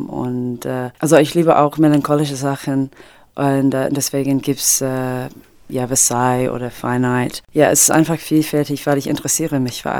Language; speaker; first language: German; non-native, fluent; English